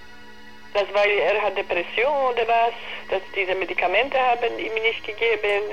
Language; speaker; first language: German; non-native, learner; Polish